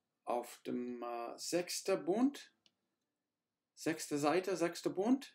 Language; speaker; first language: German; non-native, learner; English